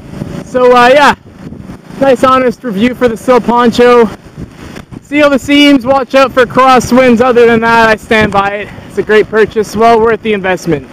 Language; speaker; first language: English; native; English